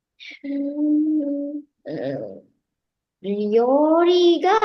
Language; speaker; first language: Japanese; non-native, learner; Indonesian